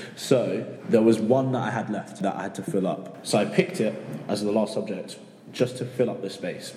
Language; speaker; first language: English; native; English